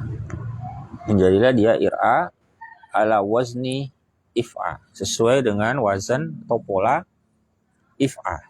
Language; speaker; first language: Indonesian; native; Indonesian